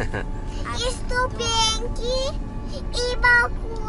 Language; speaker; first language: Russian; early bilingual, heritage; Russian